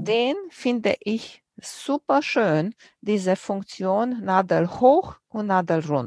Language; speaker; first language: German; non-native, fluent; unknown